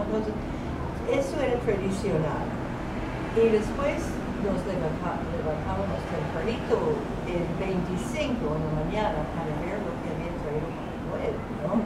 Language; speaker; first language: Spanish; non-native, fluent; English